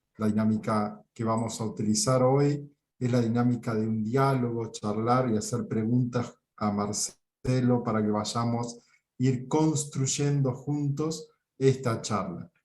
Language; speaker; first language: Spanish; native; Spanish